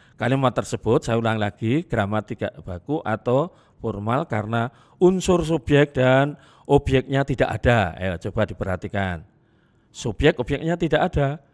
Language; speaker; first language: Indonesian; non-native, local second language; Javanese